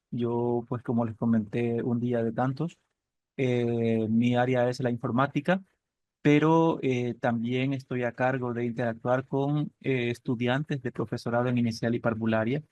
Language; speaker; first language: Spanish; native; Spanish